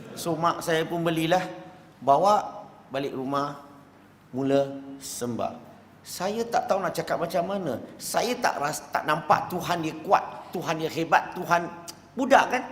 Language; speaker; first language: Malay; non-native, local second language; Chinese